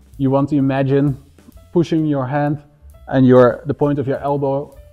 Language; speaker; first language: English; non-native, fluent; Dutch